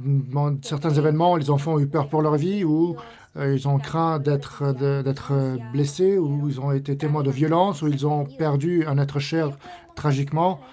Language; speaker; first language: French; native; French